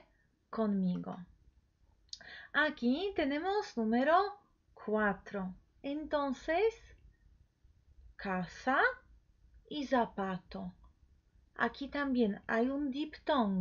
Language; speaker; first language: Spanish; non-native, fluent; Polish